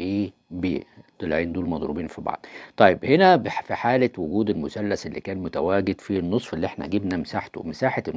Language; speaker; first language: Arabic; native; Arabic